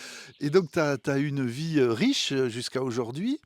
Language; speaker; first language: French; native; French